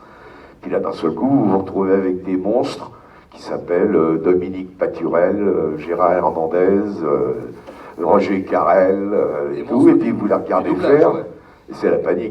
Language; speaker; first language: French; native; French